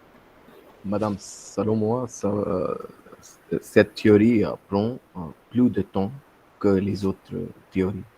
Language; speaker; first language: French; non-native, learner; Hindi